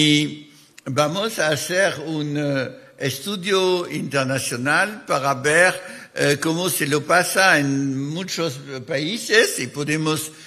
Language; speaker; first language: Spanish; non-native, fluent; French